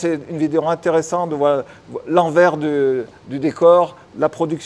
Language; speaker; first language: French; native; French